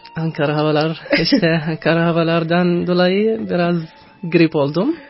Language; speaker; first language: Turkish; non-native, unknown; Arabic